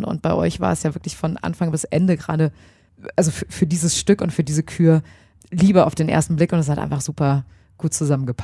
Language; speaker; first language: German; native; German